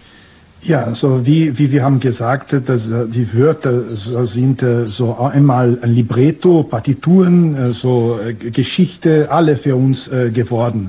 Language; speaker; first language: German; non-native, fluent; Portuguese